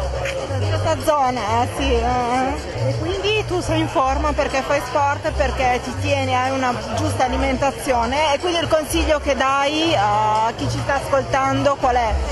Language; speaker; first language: Italian; native; Italian